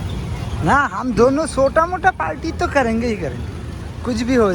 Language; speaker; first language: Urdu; non-native, local second language; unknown